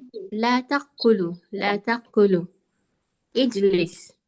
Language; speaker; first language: Arabic; non-native, learner; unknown